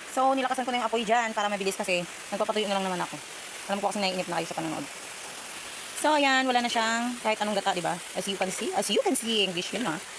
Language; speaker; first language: Filipino; native; Filipino